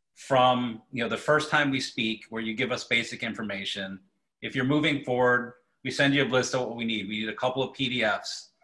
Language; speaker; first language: English; native; English